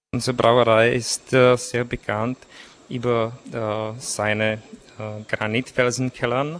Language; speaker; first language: German; non-native, fluent; Czech